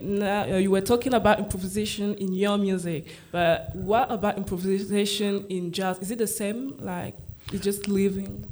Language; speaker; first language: English; non-native, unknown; French